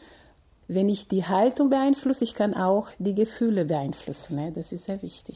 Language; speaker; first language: German; non-native, fluent; Portuguese